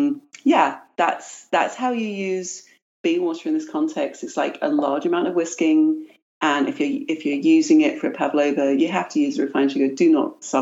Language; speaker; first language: English; native; English